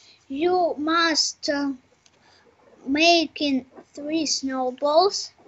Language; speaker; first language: English; non-native, learner; Russian